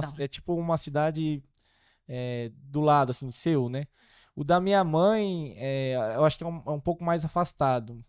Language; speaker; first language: Portuguese; early bilingual, other home language; Korean